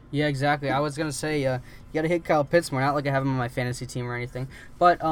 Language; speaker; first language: English; native; English